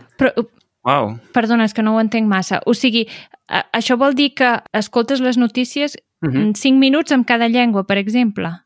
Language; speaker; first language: Catalan; native; Catalan